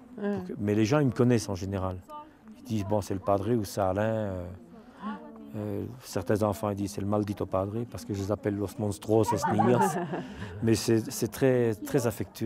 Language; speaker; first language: French; native; French